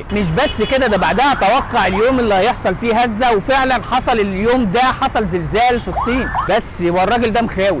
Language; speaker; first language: Arabic; native; Arabic